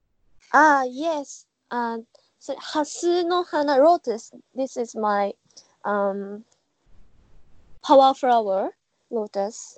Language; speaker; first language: English; non-native, learner; Japanese